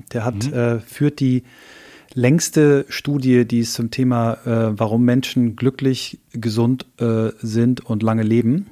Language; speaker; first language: German; native; German